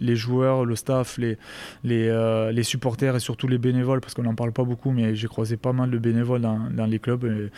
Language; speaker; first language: French; native; French